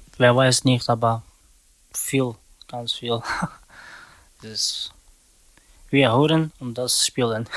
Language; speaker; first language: German; non-native, learner; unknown